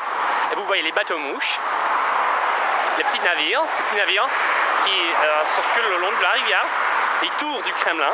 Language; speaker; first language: French; non-native, fluent; Russian